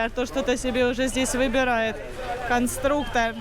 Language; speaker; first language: Russian; native; Russian